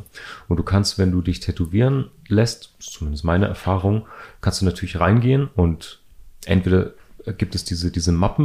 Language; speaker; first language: German; native; German